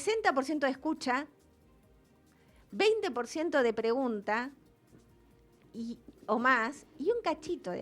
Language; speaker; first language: Spanish; native; Spanish